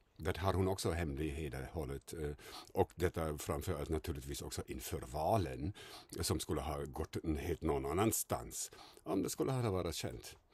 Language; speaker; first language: Swedish; non-native, fluent; German